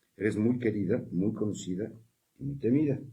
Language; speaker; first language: Spanish; native; Spanish